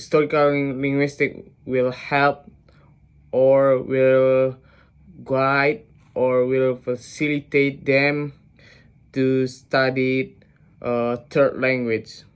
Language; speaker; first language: English; non-native, learner; Indonesian